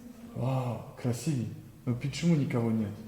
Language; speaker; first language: Russian; non-native, learner; French